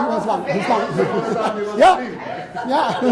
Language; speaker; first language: Dutch; non-native, learner; Hebrew